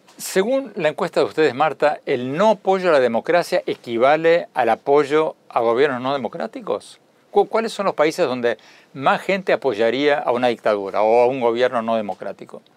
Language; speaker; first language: Spanish; native; Spanish